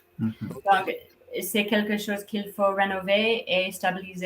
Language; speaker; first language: French; non-native, fluent; English